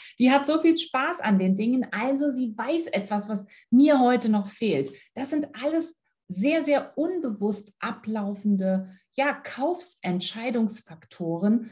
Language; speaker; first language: German; native; German